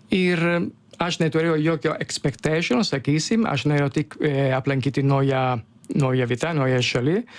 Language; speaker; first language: Lithuanian; non-native, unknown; Italian